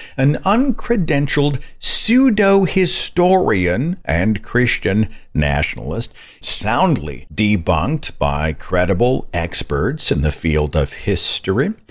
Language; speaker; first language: English; native; English